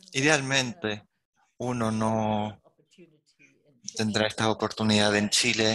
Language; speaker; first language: Spanish; non-native, fluent; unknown